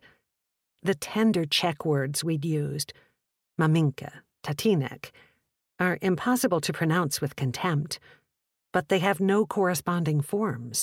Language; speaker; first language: English; early bilingual, other home language; Czech